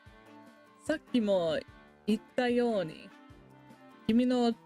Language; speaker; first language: Japanese; non-native, learner; English